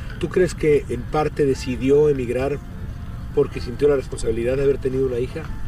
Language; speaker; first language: Spanish; native; Spanish